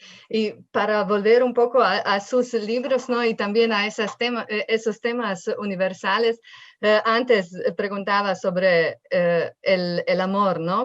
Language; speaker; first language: Spanish; non-native, fluent; Slovenian